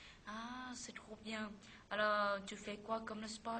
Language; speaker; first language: French; non-native, learner; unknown